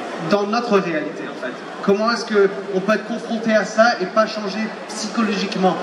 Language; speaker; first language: French; native; French